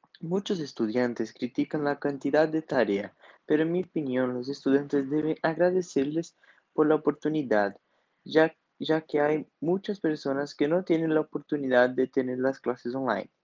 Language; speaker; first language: Spanish; non-native, learner; Portuguese